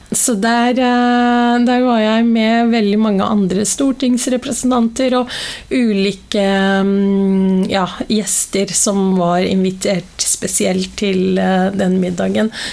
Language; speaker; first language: Norwegian; early bilingual, other home language; Somali